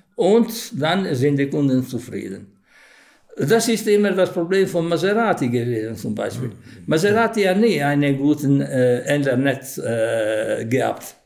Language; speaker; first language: German; non-native, fluent; Italian